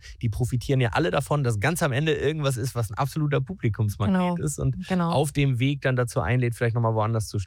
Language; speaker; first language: German; native; German